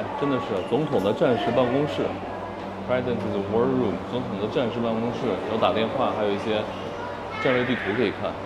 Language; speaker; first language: Chinese; native; Chinese